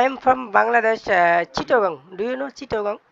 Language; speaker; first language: English; non-native, learner; Bangla